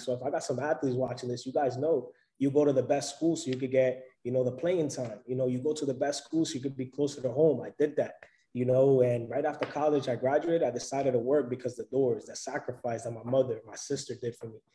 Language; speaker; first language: English; native; English